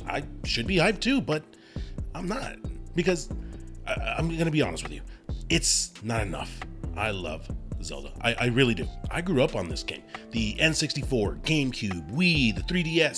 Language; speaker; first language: English; native; English